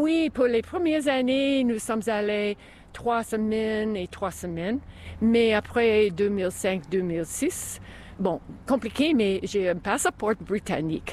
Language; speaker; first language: French; non-native, local second language; English